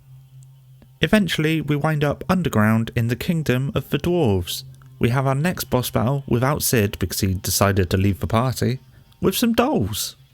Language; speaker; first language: English; native; English